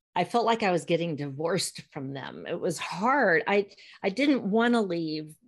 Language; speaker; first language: English; native; English